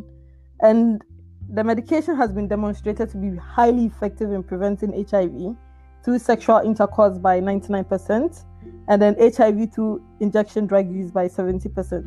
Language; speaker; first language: English; non-native, local second language; Akan